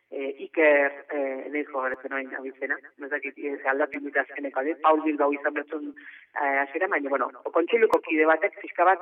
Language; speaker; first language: Basque; native; Basque